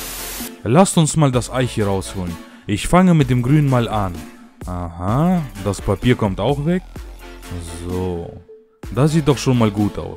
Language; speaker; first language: German; native; German